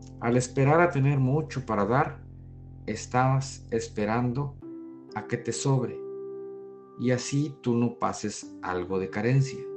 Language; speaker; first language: Spanish; native; Spanish